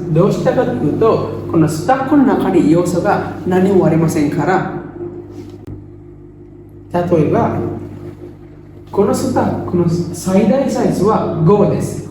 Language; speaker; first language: Japanese; non-native, learner; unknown